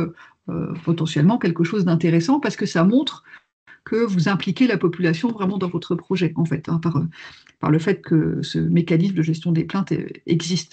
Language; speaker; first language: French; native; French